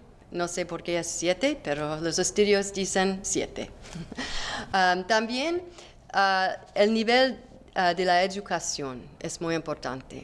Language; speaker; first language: Spanish; non-native, learner; English